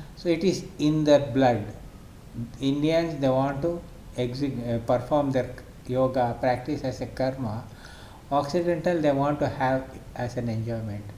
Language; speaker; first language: English; non-native, local second language; Kannada